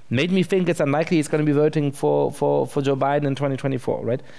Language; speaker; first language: English; non-native, fluent; German